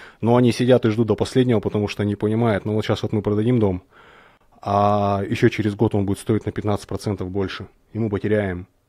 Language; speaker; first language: Russian; native; Russian